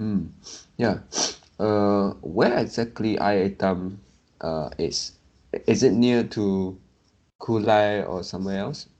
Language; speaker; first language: English; non-native, local second language; Chinese